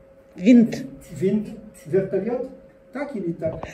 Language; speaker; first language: Russian; non-native, learner; French